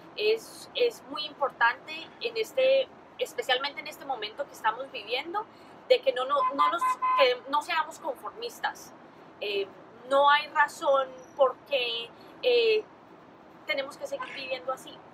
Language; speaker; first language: Spanish; early bilingual, heritage; Spanish